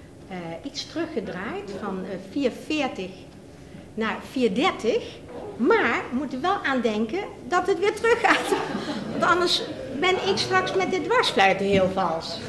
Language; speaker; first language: Dutch; native; Dutch